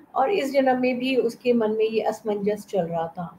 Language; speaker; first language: Hindi; native; Hindi